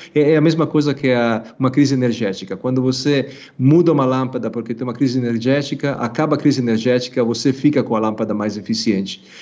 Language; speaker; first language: Portuguese; non-native, fluent; Italian